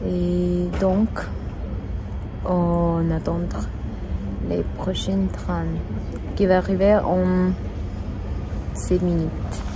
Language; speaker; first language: French; non-native, learner; Spanish